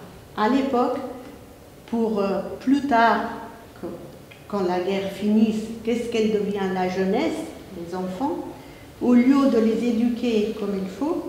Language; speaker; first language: French; non-native, fluent; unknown